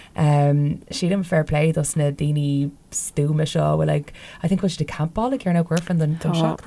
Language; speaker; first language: Irish; non-native, local second language; English